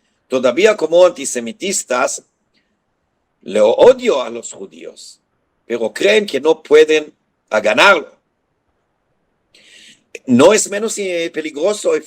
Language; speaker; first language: Spanish; non-native, fluent; Hebrew